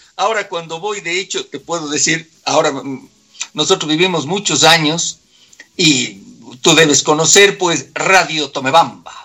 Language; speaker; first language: Spanish; native; Spanish